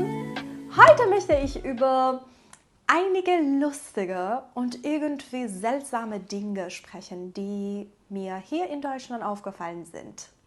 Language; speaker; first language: German; non-native, fluent; Persian